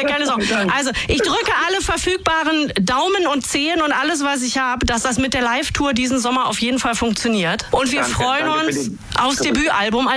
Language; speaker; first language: German; native; German